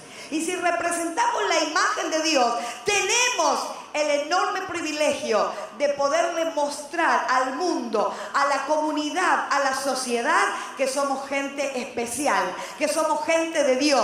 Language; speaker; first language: Spanish; native; Spanish